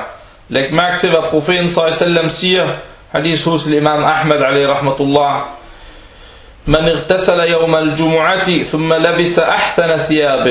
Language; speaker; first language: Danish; non-native, fluent; Arabic